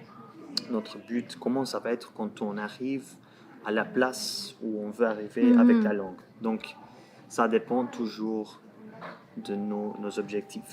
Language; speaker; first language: French; non-native, fluent; Portuguese